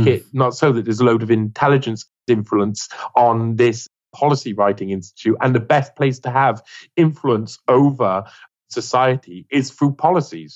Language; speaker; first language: English; native; English